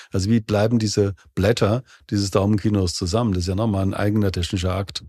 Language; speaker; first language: German; native; German